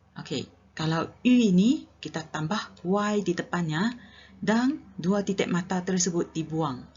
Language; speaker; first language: Malay; non-native, local second language; Chinese